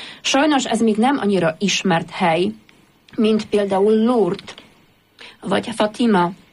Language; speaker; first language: Hungarian; non-native, fluent; Polish